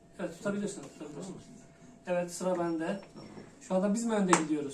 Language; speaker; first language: Turkish; native; Turkish